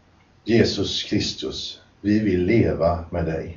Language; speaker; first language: Swedish; native; Swedish